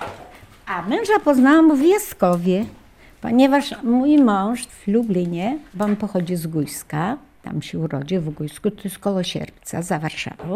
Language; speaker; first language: Polish; native; Polish